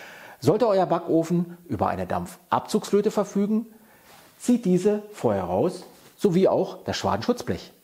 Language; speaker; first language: German; native; German